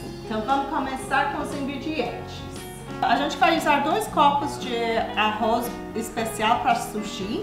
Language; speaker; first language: Portuguese; non-native, fluent; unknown